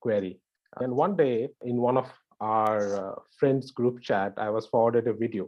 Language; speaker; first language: English; non-native, local second language; Bangla